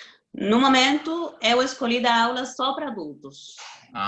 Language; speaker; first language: Portuguese; non-native, fluent; Spanish